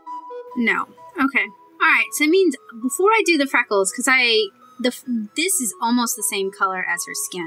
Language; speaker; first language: English; native; English